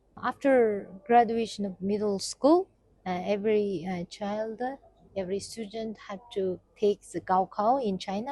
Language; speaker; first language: English; non-native, fluent; Kazakh